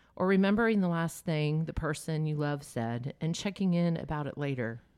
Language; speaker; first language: English; native; English